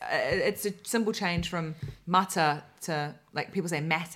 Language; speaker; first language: English; native; English